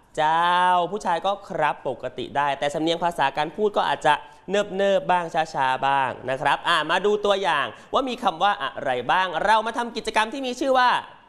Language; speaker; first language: Thai; native; Thai